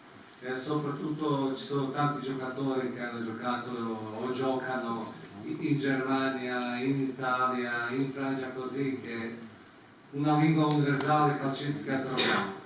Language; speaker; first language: Italian; non-native, fluent; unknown